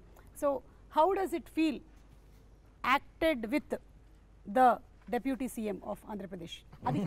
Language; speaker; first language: Telugu; native; Telugu